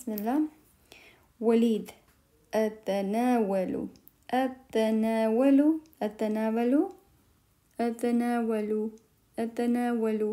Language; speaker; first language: Arabic; non-native, fluent; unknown